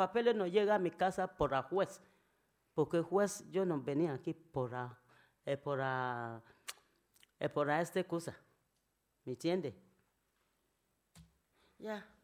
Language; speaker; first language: Spanish; non-native, learner; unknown